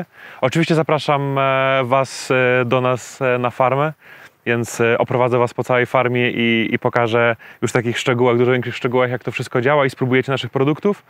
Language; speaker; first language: Polish; native; Polish